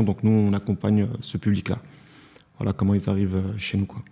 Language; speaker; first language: French; native; French